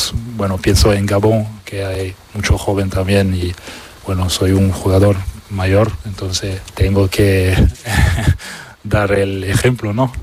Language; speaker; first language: Spanish; non-native, fluent; French